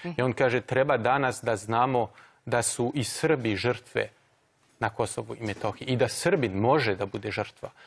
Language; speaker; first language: Croatian; non-native, fluent; French